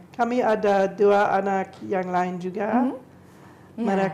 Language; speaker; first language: Indonesian; non-native, learner; English